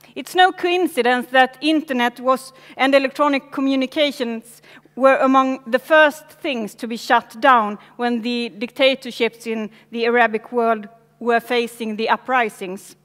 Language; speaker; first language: English; non-native, fluent; Swedish